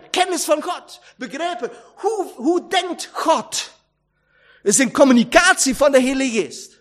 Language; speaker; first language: Dutch; non-native, fluent; German